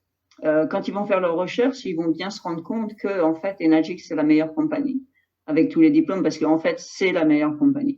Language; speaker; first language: French; non-native, fluent; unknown